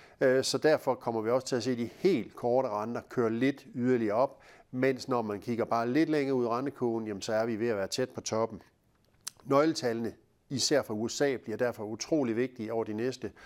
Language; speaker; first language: Danish; native; Danish